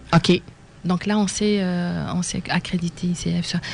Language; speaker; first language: French; non-native, local second language; Arabic